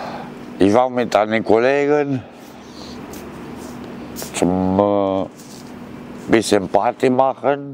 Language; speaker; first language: German; non-native, learner; Romanian